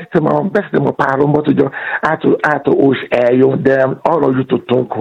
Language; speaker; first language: Hungarian; non-native, fluent; Yoruba